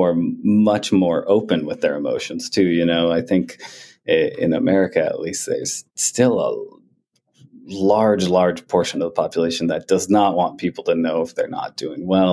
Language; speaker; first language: English; native; English